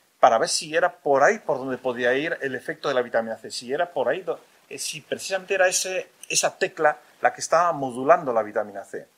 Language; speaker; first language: Spanish; native; Spanish